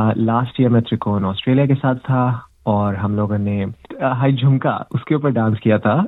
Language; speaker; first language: Urdu; native; Urdu